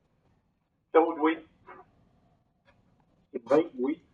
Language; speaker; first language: French; native; French